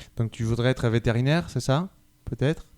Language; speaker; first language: French; native; French